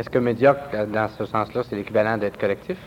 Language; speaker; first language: French; native; French